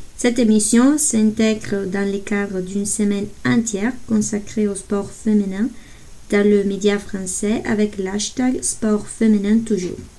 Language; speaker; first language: French; non-native, fluent; Italian